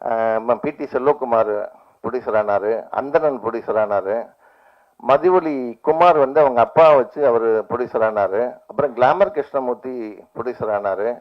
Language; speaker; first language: Tamil; native; Tamil